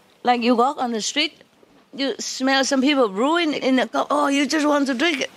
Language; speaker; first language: English; non-native, fluent; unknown